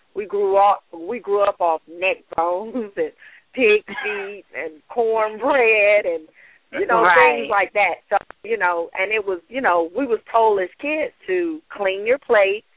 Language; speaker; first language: English; native; English